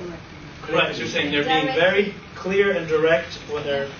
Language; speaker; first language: English; native; English